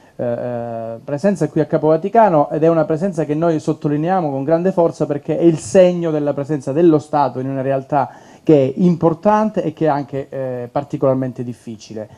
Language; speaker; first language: Italian; native; Italian